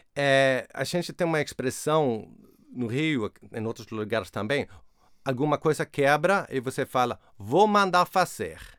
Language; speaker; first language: Portuguese; non-native, fluent; Swedish